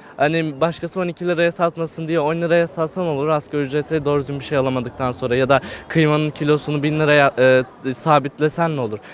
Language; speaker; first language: Turkish; native; Turkish